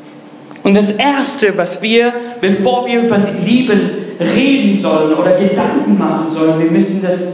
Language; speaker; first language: German; non-native, fluent; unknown